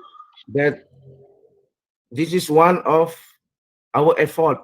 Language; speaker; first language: English; non-native, fluent; Indonesian